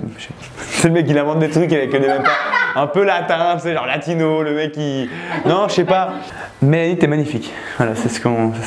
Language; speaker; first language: French; native; French